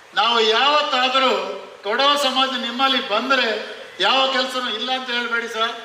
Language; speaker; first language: Kannada; non-native, local second language; Kodava